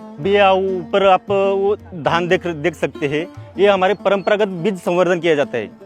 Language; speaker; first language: Hindi; non-native, local second language; Kukna